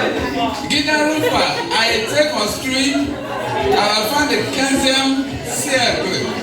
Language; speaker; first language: French; non-native, learner; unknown